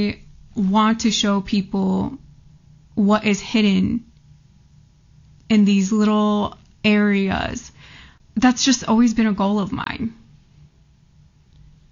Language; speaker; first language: English; native; English